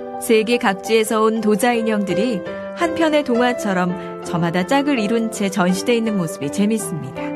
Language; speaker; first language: Korean; native; Korean